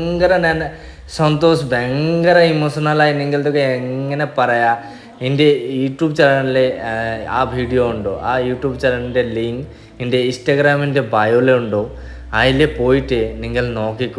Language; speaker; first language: Malayalam; non-native, learner; Hindi